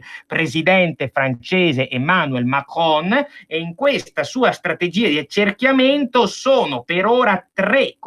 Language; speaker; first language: Italian; native; Italian